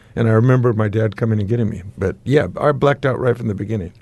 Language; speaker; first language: English; native; English